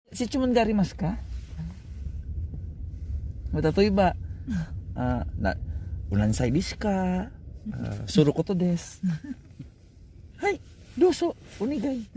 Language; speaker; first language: Japanese; non-native, learner; Cebuano